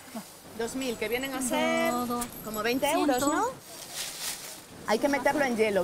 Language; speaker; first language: Spanish; native; Spanish